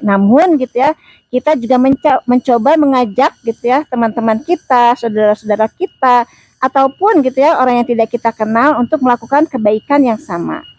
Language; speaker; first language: Indonesian; native; Indonesian